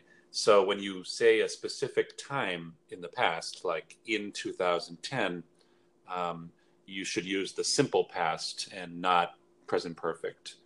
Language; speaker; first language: English; native; English